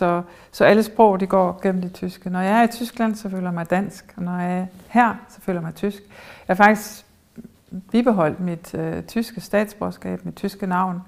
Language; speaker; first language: Danish; early bilingual, heritage; German